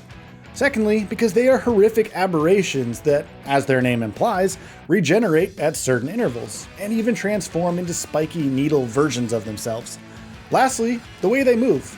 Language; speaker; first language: English; native; English